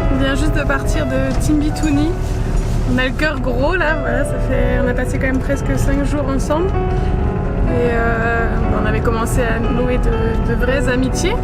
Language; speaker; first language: French; native; French